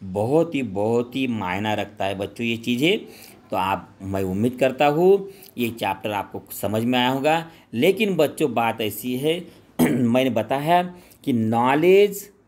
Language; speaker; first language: Hindi; non-native, local second language; Marathi